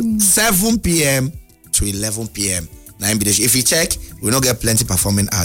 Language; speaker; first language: English; non-native, local second language; Igbo